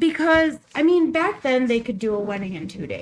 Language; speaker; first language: English; native; English